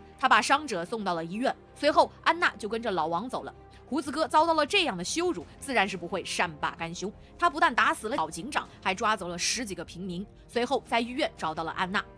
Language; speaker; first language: Chinese; native; Chinese